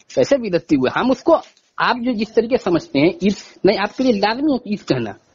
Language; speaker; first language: Hindi; native; Hindi